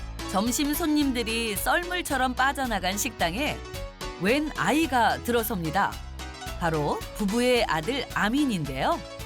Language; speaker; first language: Korean; native; Korean